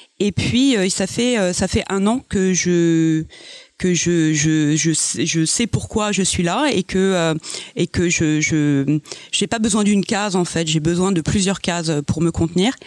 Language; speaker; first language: French; native; French